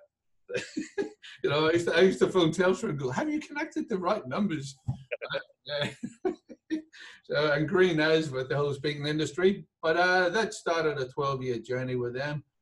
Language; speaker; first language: English; native; English